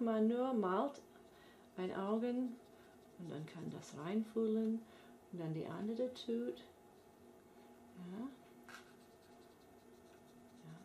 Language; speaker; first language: German; non-native, fluent; English